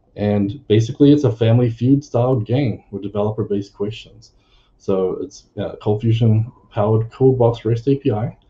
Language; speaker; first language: English; native; English